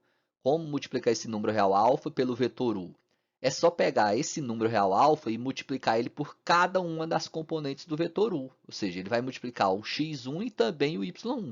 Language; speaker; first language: Portuguese; native; Portuguese